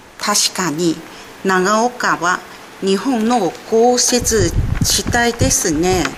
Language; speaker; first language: Japanese; native; Japanese